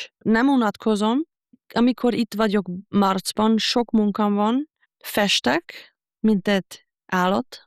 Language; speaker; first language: Hungarian; non-native, fluent; German